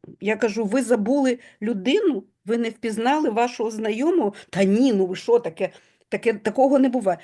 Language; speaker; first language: Ukrainian; non-native, local second language; Russian